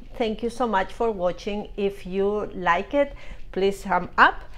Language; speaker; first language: English; non-native, fluent; Spanish